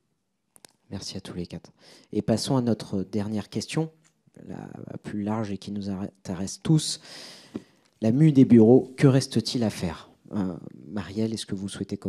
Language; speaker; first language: French; native; French